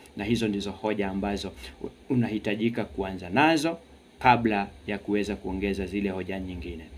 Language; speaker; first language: Swahili; non-native, local second language; Kikuyu